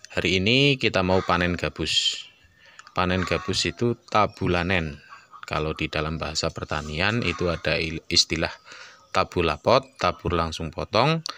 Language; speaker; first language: Indonesian; non-native, local second language; Javanese